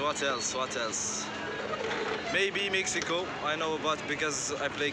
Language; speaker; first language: English; non-native, learner; Arabic